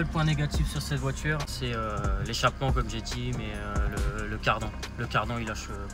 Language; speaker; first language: French; native; French